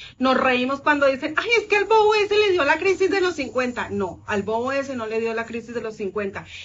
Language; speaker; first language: Spanish; native; Spanish